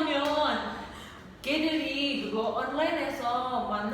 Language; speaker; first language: Korean; non-native, learner; Indonesian